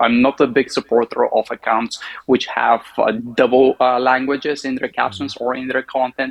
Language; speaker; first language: English; non-native, fluent; Bulgarian